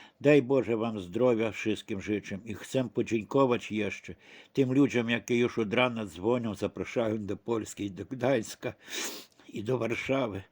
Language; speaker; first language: Polish; early bilingual, heritage; Polish